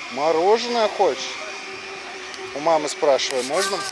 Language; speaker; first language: Russian; native; Russian